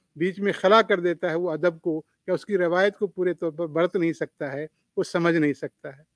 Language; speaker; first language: Urdu; native; Urdu